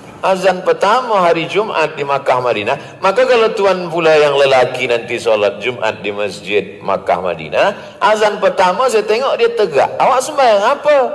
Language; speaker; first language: Malay; native; Malay